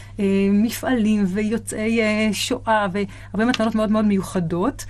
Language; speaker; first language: Hebrew; native; Hebrew